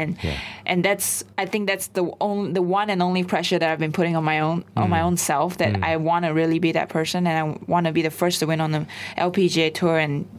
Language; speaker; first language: English; non-native, local second language; Chinese